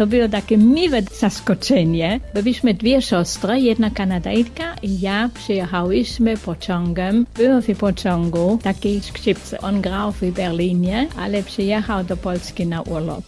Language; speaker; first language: Polish; non-native, fluent; German